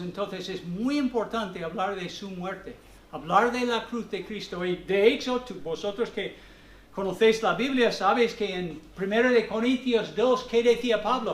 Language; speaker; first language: Spanish; non-native, fluent; English